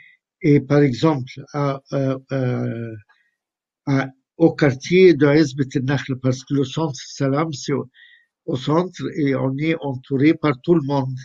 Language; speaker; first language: French; non-native, fluent; Arabic